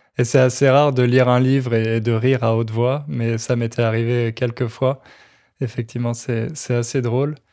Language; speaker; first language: French; native; French